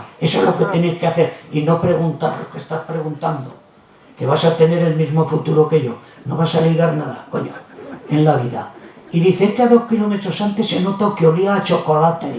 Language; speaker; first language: Spanish; native; Spanish